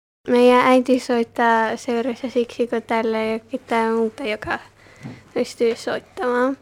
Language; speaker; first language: Finnish; early bilingual, heritage; Finnish